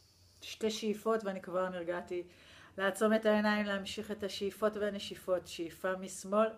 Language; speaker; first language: Hebrew; native; Hebrew